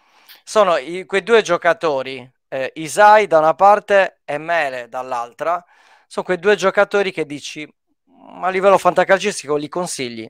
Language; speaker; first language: Italian; native; Italian